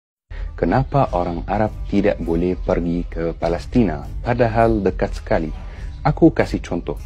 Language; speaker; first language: Indonesian; non-native, fluent; Arabic